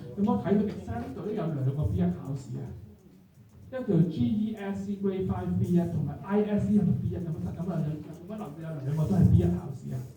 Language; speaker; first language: Cantonese; native; Cantonese